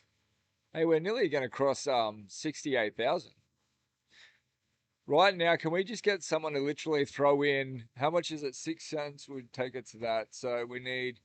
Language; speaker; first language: English; native; English